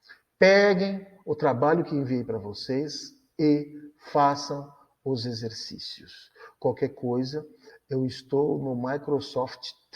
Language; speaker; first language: Portuguese; native; Portuguese